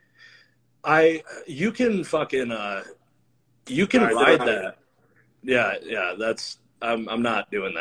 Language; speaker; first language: English; native; English